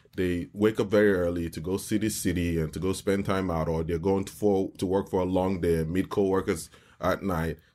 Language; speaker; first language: English; non-native, local second language; Yoruba